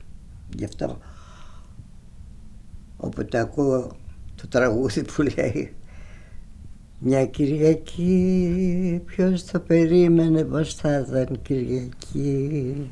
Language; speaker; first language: Greek; native; Greek